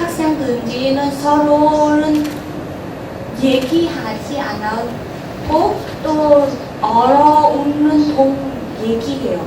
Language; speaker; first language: Korean; non-native, learner; Vietnamese